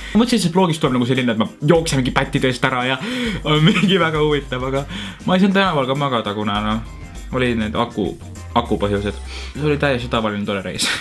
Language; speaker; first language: Estonian; early bilingual, heritage; Estonian